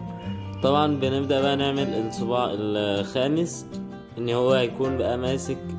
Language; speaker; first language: Arabic; native; Arabic